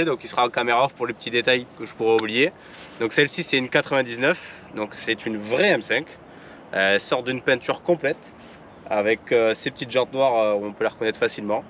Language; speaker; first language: French; native; French